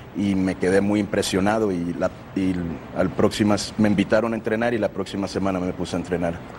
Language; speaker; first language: Spanish; early bilingual, heritage; Spanish